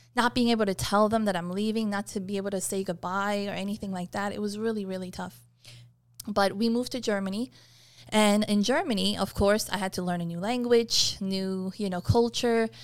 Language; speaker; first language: English; early bilingual, other home language; Persian